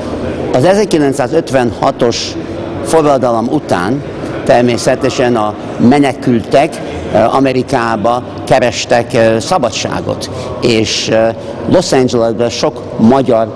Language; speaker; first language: Hungarian; early bilingual, heritage; Hungarian